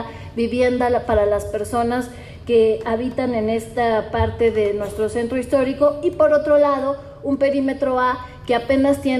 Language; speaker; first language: Spanish; native; Spanish